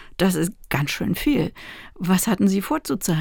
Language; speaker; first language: German; native; German